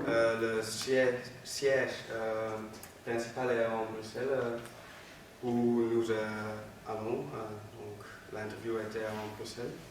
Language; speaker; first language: French; non-native, learner; Dutch